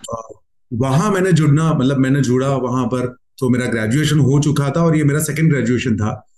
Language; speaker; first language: Hindi; non-native, local second language; Gujarati